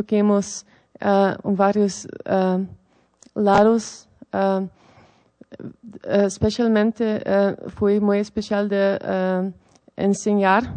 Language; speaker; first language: Spanish; non-native, learner; Dutch